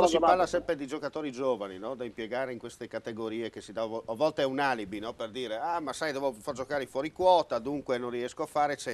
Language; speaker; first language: Italian; native; Italian